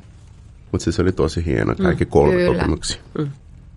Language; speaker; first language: Finnish; non-native, fluent; Portuguese